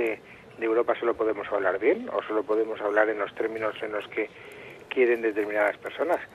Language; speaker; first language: Spanish; native; Spanish